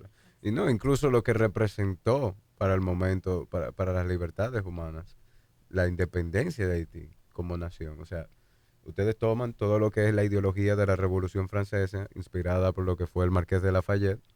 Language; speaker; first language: Spanish; native; Spanish